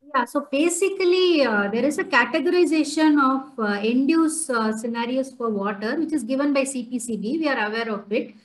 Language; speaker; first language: English; non-native, local second language; Tamil